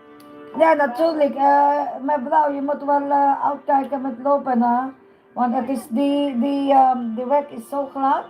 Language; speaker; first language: Dutch; non-native, learner; Filipino